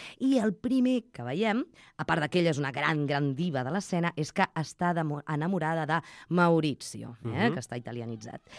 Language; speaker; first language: Catalan; non-native, fluent; Russian